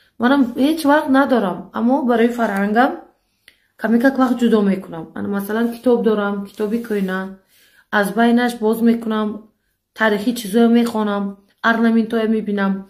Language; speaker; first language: Tajik; native; Tajik